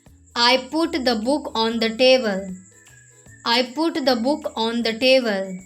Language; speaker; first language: English; non-native, local second language; Hindi